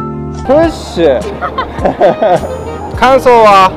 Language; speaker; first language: Japanese; non-native, fluent; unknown